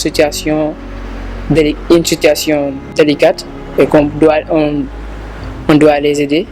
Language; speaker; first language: French; non-native, local second language; Wolof